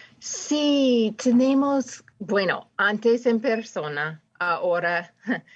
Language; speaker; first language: Spanish; non-native, fluent; English